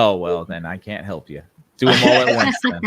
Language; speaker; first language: English; native; English